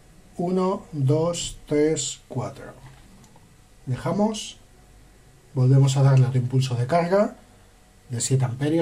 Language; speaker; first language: Spanish; native; Spanish